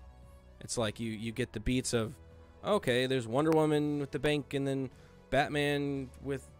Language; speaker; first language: English; native; English